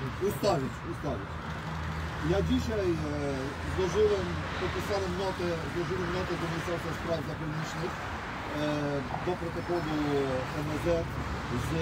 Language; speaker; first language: Polish; non-native, fluent; Ukrainian